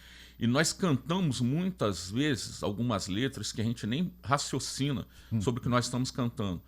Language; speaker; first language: Portuguese; native; Portuguese